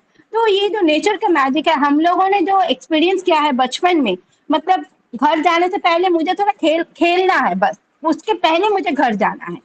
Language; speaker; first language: Hindi; non-native, local second language; Bangla